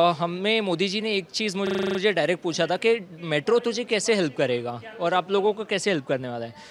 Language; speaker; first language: Hindi; non-native, local second language; Gujarati